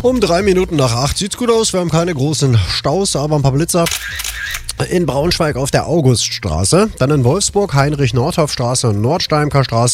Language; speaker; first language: German; native; German